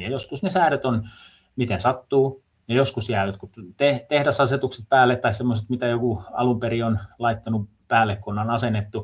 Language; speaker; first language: Finnish; native; Finnish